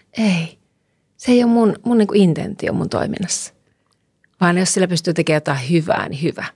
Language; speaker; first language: Finnish; native; Finnish